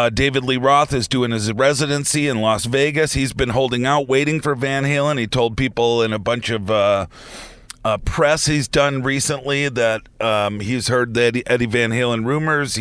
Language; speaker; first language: English; native; English